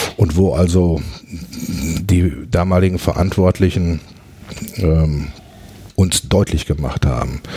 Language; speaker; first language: German; native; German